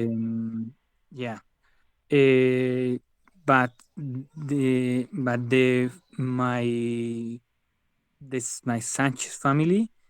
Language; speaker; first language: English; non-native, learner; Spanish